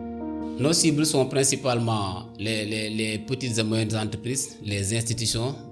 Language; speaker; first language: French; non-native, local second language; Wolof